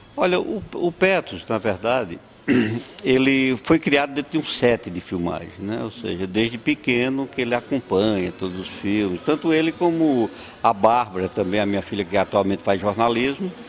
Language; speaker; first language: Portuguese; native; Portuguese